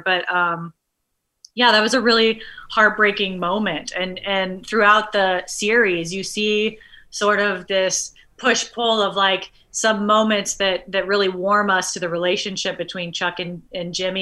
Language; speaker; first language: English; native; English